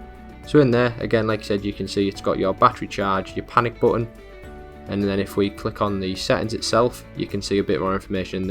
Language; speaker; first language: English; native; English